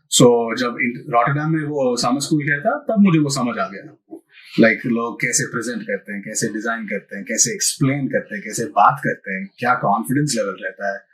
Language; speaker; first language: Hindi; non-native, local second language; Malayalam